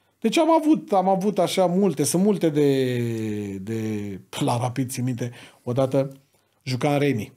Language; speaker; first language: Romanian; native; Romanian